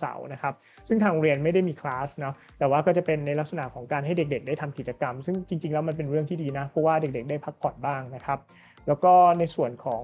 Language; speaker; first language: Thai; native; Thai